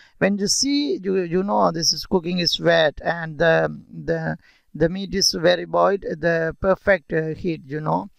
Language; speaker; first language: English; non-native, local second language; Tamil